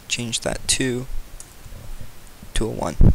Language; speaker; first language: English; native; English